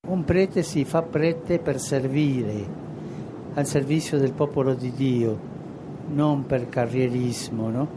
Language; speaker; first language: Italian; non-native, fluent; Spanish